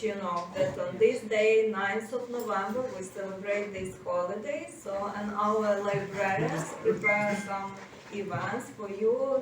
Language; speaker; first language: English; non-native, learner; Ukrainian